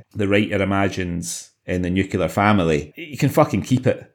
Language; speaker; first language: English; native; English